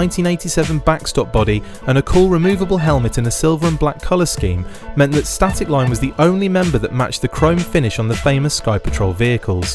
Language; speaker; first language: English; native; English